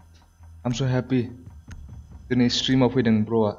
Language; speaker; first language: English; non-native, learner; Bodo